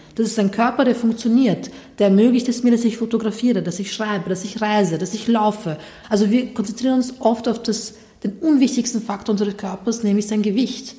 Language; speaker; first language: German; early bilingual, other home language; Bosnian